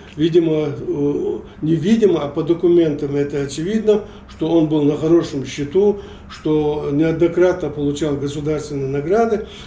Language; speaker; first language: Russian; non-native, local second language; Chechen